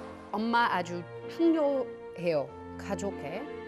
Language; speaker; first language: Korean; non-native, learner; English